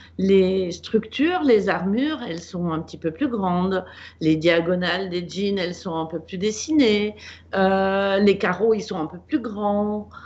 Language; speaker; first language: French; native; French